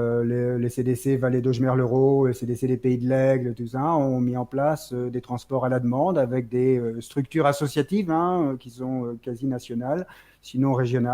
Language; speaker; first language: French; native; French